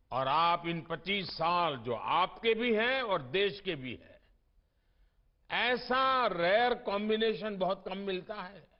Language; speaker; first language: Hindi; non-native, local second language; Gujarati